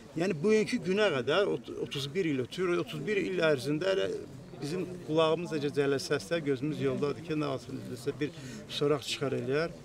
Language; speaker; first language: Azerbaijani; native; Azerbaijani